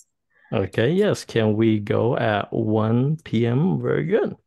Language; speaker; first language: English; non-native, fluent; Vietnamese